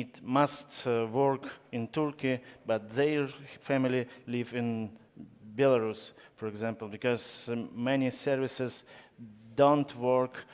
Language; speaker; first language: English; non-native, learner; Russian